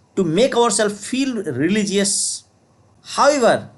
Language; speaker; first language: English; non-native, local second language; Nepali